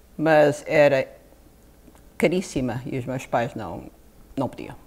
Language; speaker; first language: Portuguese; native; Portuguese